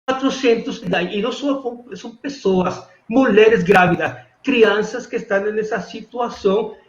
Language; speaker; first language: Portuguese; non-native, fluent; Spanish